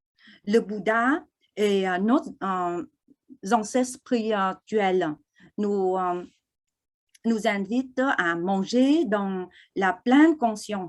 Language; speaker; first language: French; non-native, fluent; Vietnamese